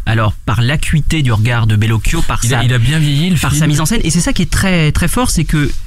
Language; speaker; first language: French; native; French